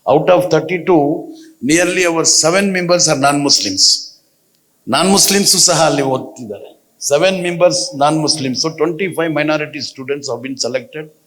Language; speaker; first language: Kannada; non-native, local second language; Urdu